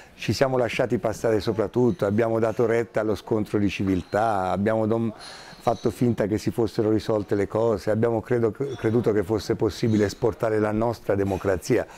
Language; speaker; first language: Italian; native; Italian